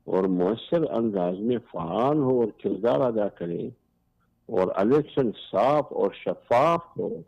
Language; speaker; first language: Urdu; non-native, local second language; Pashto